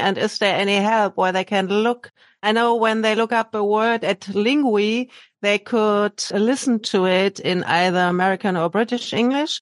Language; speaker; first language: English; non-native, fluent; German